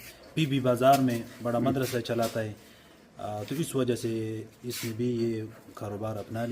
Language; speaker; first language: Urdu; non-native, local second language; Pashto